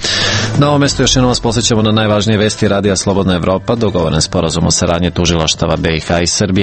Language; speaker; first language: Serbian; native; Serbian